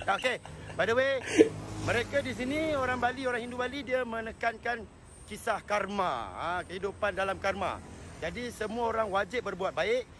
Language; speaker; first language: Malay; native; Malay